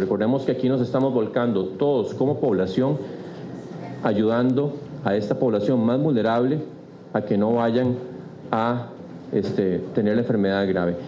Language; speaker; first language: Spanish; native; Spanish